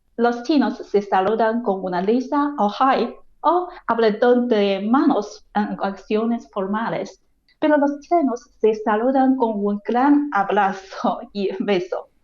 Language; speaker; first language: Spanish; non-native, fluent; Chinese